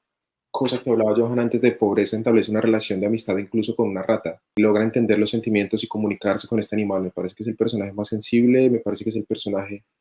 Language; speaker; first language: Spanish; native; Spanish